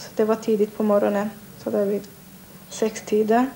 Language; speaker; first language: Swedish; non-native, learner; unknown